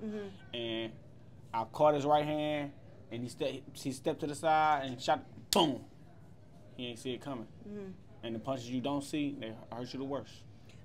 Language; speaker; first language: English; native; English